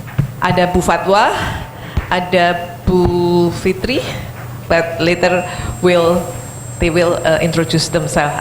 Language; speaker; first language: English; non-native, fluent; Indonesian